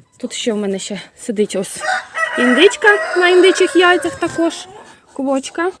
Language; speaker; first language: Ukrainian; non-native, local second language; Russian